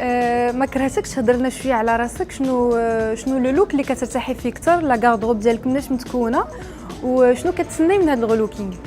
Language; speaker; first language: Arabic; native; Arabic